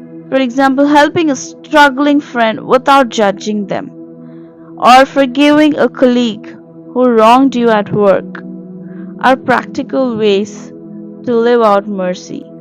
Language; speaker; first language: English; non-native, local second language; Telugu